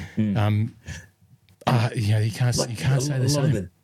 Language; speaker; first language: English; native; English